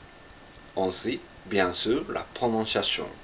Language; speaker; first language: French; non-native, learner; Japanese